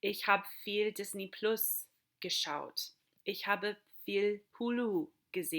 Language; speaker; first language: German; non-native, fluent; English